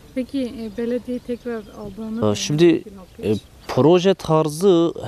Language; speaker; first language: Turkish; native; Turkish